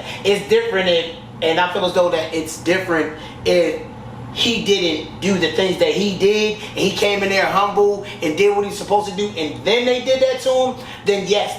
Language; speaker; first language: English; native; English